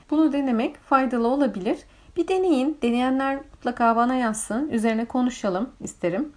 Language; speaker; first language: Turkish; native; Turkish